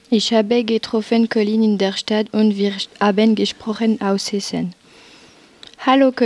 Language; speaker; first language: German; non-native, learner; French